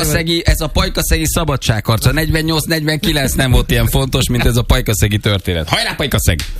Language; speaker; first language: Hungarian; native; Hungarian